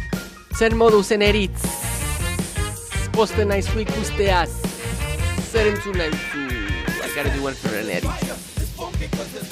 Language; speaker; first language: Basque; non-native, learner; English